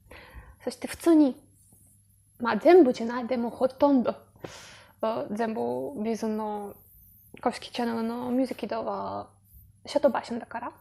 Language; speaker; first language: Japanese; non-native, learner; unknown